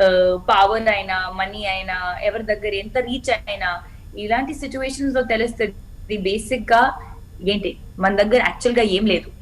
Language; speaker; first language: Telugu; non-native, local second language; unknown